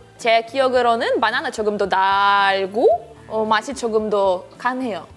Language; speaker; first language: Korean; non-native, fluent; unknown